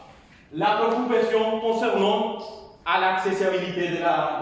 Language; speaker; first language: French; non-native, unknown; Spanish